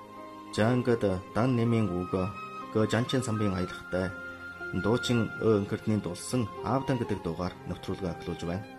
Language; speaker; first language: Mongolian; native; Mongolian